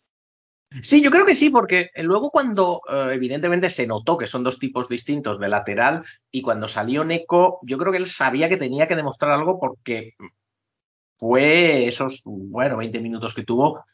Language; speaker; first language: Spanish; native; Spanish